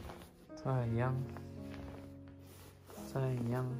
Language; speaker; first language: Indonesian; native; Indonesian